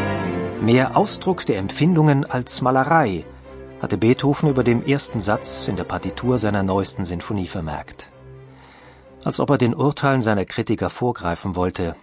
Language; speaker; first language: German; native; German